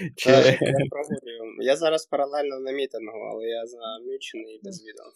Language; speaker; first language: Ukrainian; native; Ukrainian